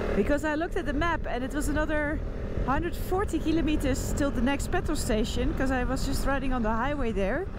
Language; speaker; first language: English; non-native, fluent; Dutch